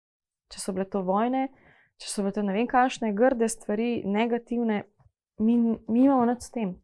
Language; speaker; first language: Slovenian; early bilingual, other home language; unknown